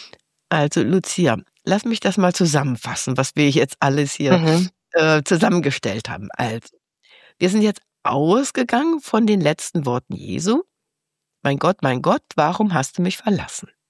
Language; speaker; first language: German; native; German